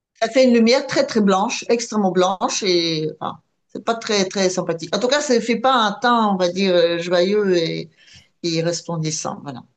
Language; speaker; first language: French; non-native, fluent; Russian